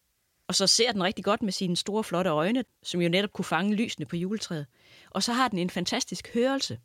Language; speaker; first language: Danish; native; Danish